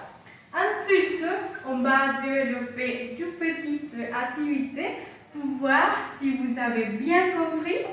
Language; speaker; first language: French; non-native, fluent; Spanish